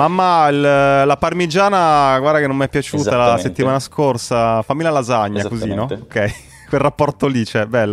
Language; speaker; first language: Italian; native; Italian